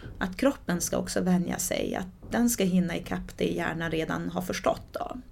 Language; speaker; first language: Swedish; early bilingual, other home language; Portuguese